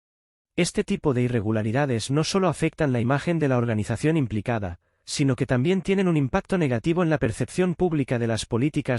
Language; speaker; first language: Spanish; native; Spanish